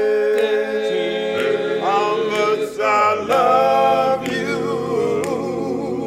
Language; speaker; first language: English; native; English